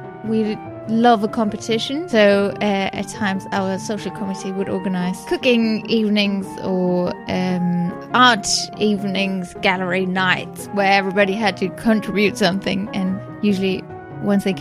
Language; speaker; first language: English; non-native, fluent; German